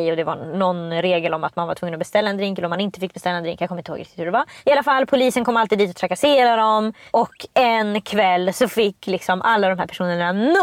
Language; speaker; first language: Swedish; native; Swedish